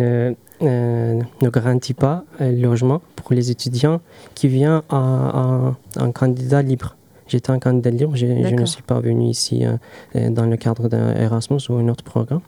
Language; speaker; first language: French; non-native, learner; Turkish